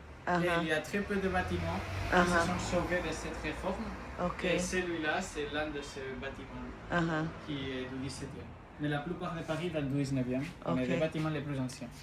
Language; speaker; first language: French; non-native, fluent; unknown